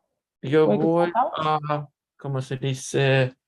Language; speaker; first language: Spanish; non-native, learner; Russian